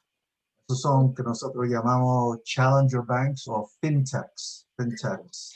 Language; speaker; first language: Spanish; early bilingual, heritage; Spanish